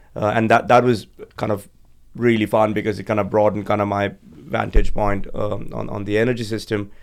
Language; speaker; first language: English; non-native, local second language; Sinhala